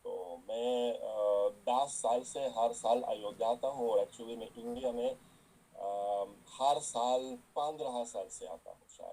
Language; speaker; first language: Hindi; non-native, fluent; Russian